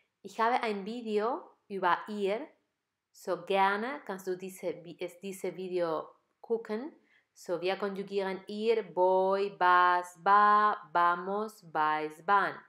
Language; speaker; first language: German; non-native, fluent; Spanish